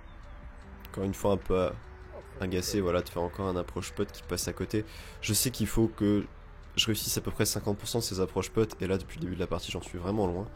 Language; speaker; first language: French; native; French